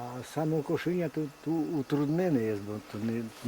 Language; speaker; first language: Polish; non-native, local second language; Rusyn